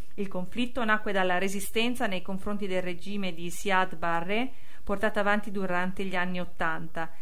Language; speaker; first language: Italian; native; Italian